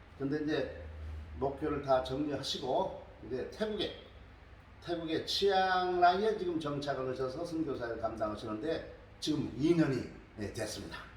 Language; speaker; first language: Korean; native; Korean